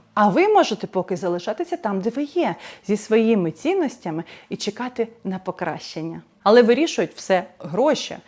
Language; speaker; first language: Ukrainian; non-native, local second language; Russian